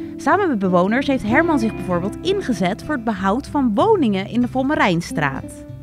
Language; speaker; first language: Dutch; native; Dutch